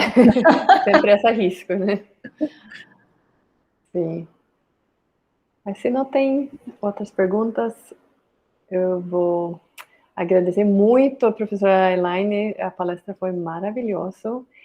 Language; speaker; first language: Portuguese; non-native, fluent; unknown